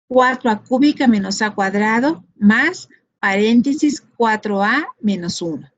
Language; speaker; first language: Spanish; native; Spanish